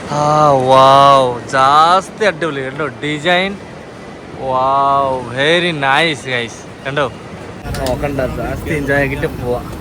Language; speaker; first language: Malayalam; non-native, learner; Bangla